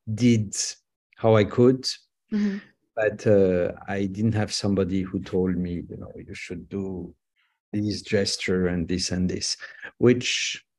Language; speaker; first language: English; non-native, fluent; French